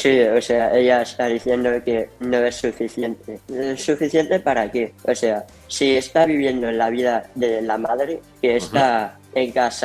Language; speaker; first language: Spanish; early bilingual, heritage; Spanish